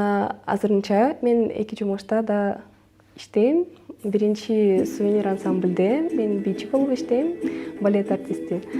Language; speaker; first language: Kyrgyz; non-native, local second language; Russian